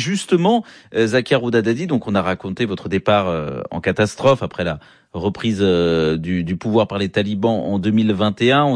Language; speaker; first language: French; native; French